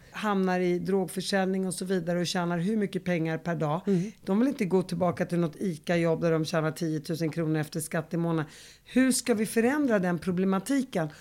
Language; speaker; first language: Swedish; early bilingual, other home language; Arabic